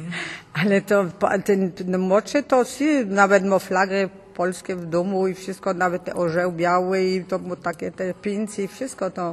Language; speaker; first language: Polish; early bilingual, heritage; Polish